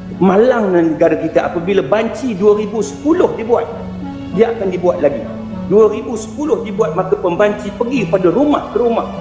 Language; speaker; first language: Malay; native; Malay